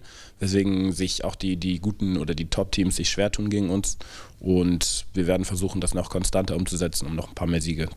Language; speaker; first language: German; native; German